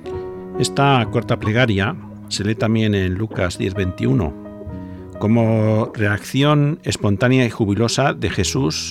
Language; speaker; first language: Spanish; native; Spanish